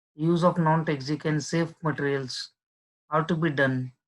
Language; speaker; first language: English; non-native, local second language; Marathi